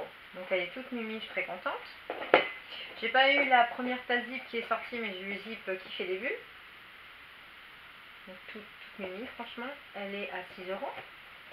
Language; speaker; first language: French; native; French